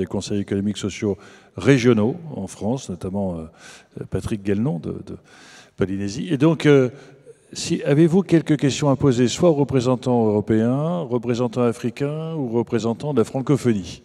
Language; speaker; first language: French; native; French